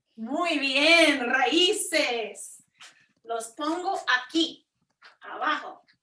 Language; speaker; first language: Spanish; non-native, fluent; English